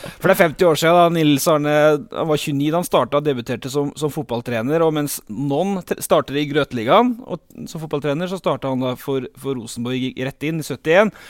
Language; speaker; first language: Norwegian; native; Norwegian